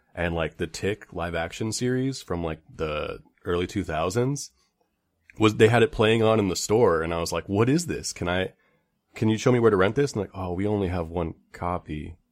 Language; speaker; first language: English; native; English